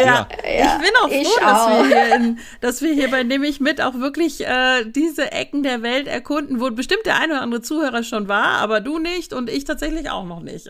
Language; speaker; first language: German; native; German